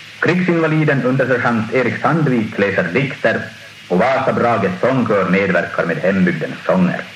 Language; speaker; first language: Swedish; native; Swedish